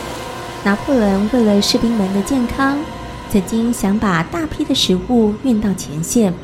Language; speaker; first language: Chinese; native; Chinese